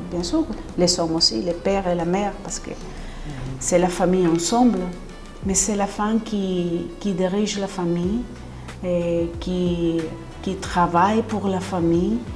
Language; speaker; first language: French; non-native, fluent; Spanish